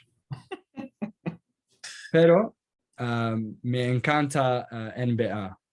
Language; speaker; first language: Spanish; non-native, learner; Kurdish